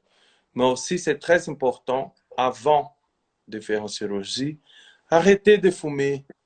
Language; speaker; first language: French; non-native, fluent; Portuguese